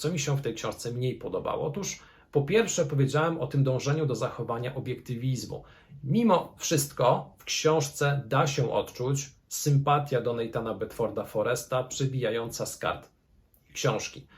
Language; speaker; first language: Polish; native; Polish